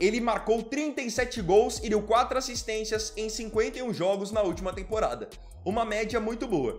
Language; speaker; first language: Portuguese; native; Portuguese